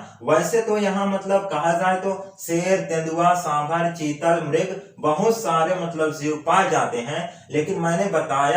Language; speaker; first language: Hindi; native; Hindi